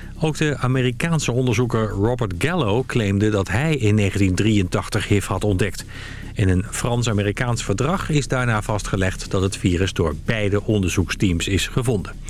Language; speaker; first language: Dutch; native; Dutch